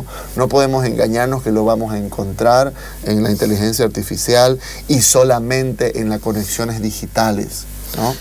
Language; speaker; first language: Spanish; native; Spanish